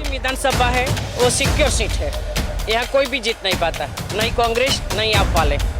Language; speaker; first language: Hindi; non-native, local second language; Gujarati